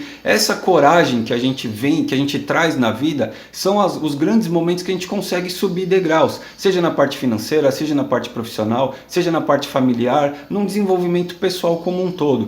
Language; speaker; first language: Portuguese; native; Portuguese